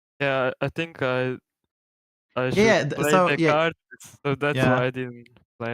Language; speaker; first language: English; non-native, learner; Slovenian